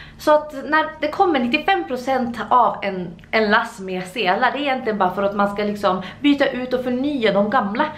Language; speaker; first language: Swedish; native; Swedish